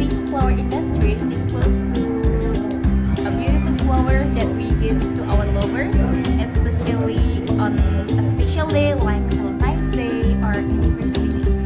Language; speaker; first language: English; non-native, learner; Indonesian